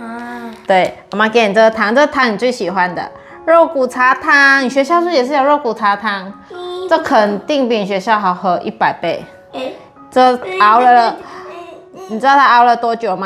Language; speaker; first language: Chinese; native; Chinese